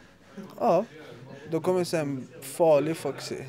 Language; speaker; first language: Swedish; non-native, local second language; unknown